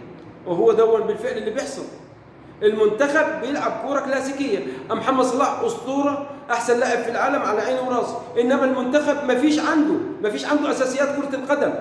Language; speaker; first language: Arabic; native; Arabic